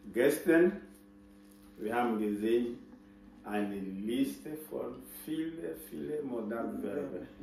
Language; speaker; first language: German; non-native, learner; French